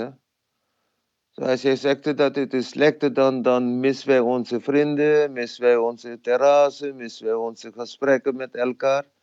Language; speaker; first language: Dutch; non-native, fluent; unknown